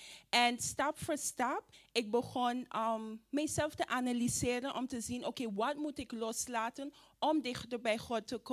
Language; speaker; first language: Dutch; non-native, fluent; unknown